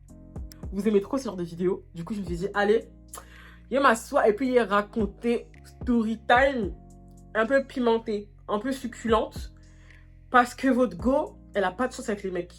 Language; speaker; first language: French; native; French